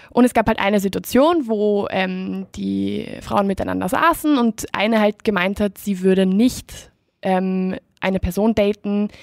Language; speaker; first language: German; non-native, fluent; Spanish